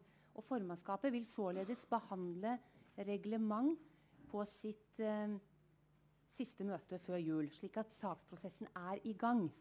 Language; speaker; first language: Norwegian; native; Norwegian